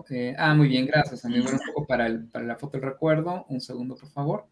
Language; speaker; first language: Spanish; native; Spanish